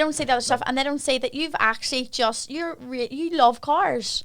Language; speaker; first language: English; native; English